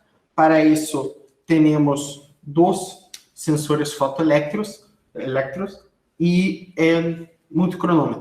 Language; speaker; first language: Spanish; non-native, fluent; Portuguese